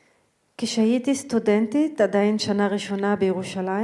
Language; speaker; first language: Hebrew; non-native, local second language; Arabic